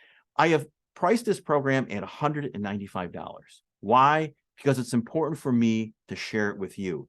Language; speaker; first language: English; native; English